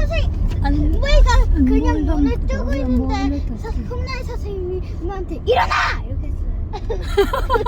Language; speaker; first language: Korean; early bilingual, other home language; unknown